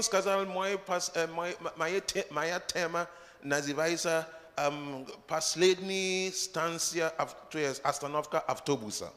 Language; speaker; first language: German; non-native, learner; Russian